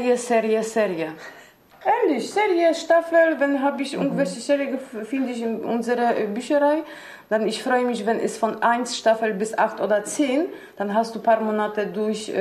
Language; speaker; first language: German; non-native, learner; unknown